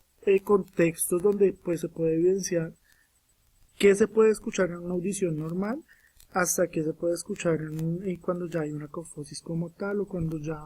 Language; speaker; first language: Spanish; native; Spanish